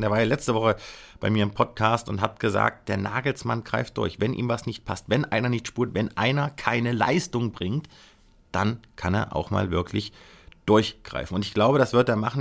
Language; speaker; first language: German; native; German